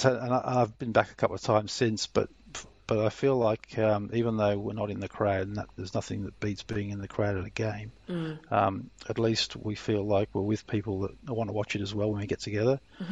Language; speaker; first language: English; native; English